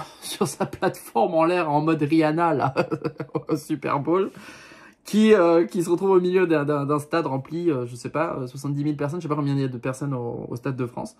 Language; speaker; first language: French; native; French